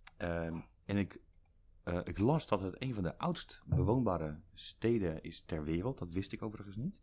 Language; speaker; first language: Dutch; native; Dutch